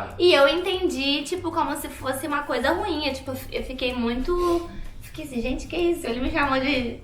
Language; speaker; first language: Portuguese; native; Portuguese